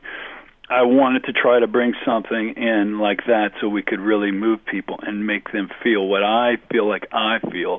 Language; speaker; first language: English; native; English